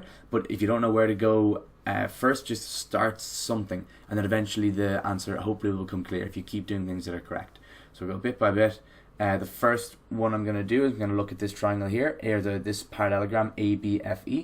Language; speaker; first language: English; native; English